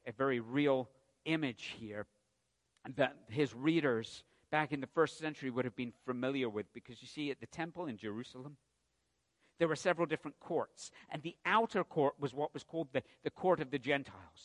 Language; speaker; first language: English; native; English